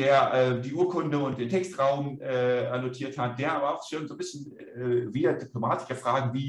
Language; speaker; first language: German; native; German